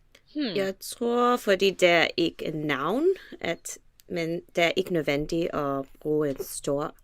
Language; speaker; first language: Danish; non-native, learner; English